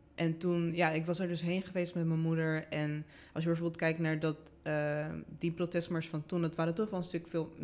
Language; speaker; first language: Dutch; native; Dutch